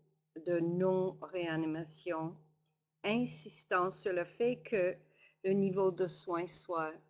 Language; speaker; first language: French; non-native, local second language; English